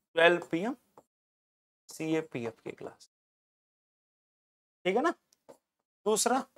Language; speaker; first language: Hindi; native; Hindi